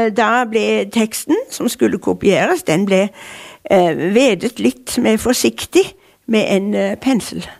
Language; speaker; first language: Norwegian; native; Norwegian